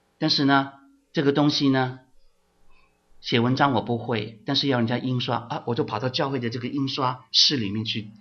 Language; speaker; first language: Chinese; non-native, local second language; Cantonese